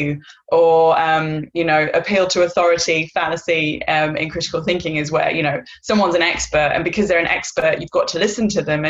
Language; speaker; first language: English; native; English